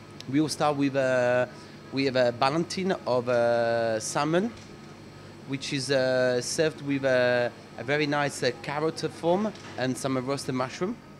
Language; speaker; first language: English; non-native, fluent; Italian